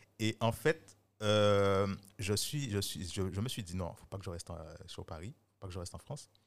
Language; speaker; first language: French; native; French